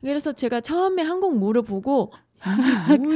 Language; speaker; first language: Korean; non-native, fluent; Vietnamese